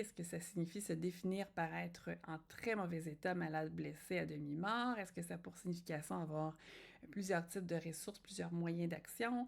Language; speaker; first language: French; native; French